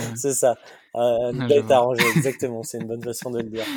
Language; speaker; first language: French; native; French